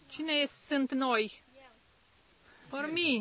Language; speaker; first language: Romanian; native; Romanian